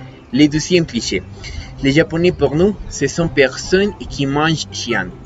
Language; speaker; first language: French; non-native, learner; Spanish